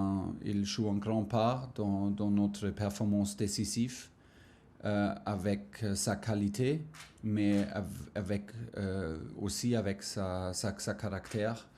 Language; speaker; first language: French; non-native, learner; German